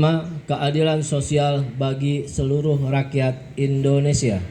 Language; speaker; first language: Indonesian; native; Indonesian